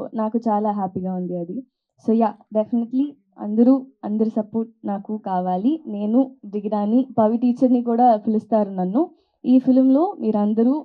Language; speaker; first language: Telugu; non-native, learner; Tamil